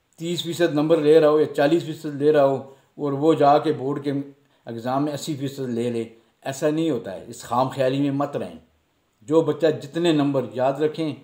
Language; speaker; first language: Urdu; non-native, local second language; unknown